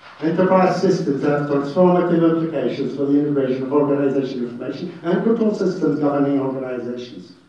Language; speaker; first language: English; non-native, fluent; Arabic